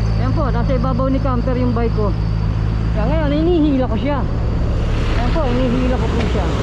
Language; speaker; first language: Filipino; native; Filipino